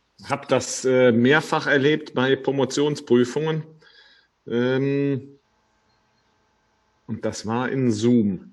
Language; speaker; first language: German; non-native, fluent; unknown